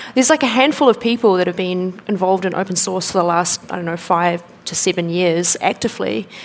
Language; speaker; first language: English; native; English